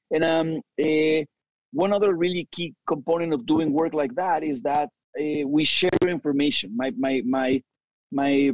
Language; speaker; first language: English; early bilingual, other home language; Spanish